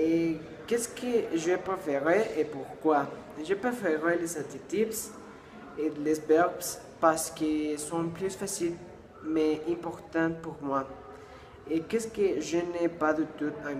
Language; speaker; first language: French; non-native, learner; Spanish